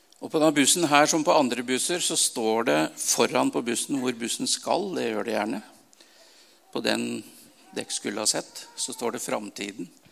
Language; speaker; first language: Norwegian; native; Norwegian